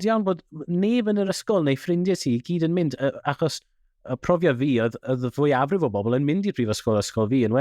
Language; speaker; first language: Welsh; native; Welsh